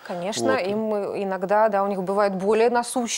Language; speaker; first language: Russian; native; Russian